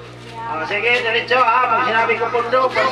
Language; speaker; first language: Filipino; non-native, local second language; Bikol